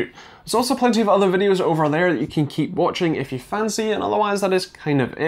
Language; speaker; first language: English; native; English